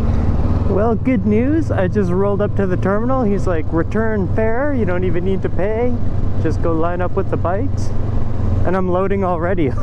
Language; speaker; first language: English; native; English